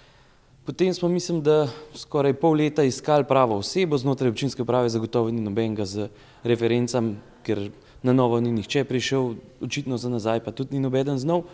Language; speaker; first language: Slovenian; native; Slovenian